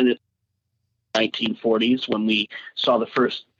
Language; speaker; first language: English; native; English